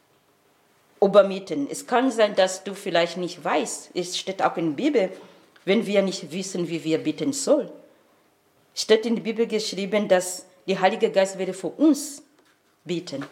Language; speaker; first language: German; non-native, fluent; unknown